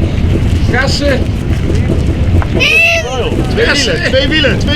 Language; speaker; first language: Dutch; native; Dutch